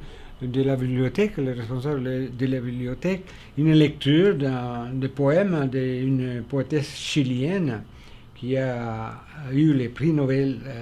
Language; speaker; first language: French; non-native, fluent; Spanish